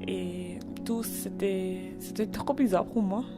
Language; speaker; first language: French; non-native, learner; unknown